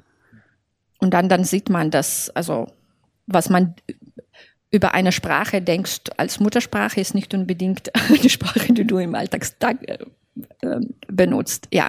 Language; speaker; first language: German; non-native, fluent; Belarusian